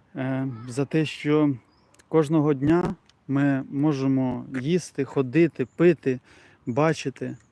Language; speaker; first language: Ukrainian; non-native, local second language; Russian